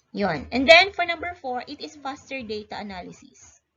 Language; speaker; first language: English; non-native, local second language; Filipino